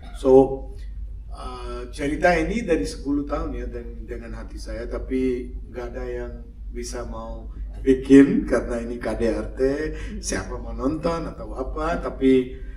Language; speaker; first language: Indonesian; non-native, fluent; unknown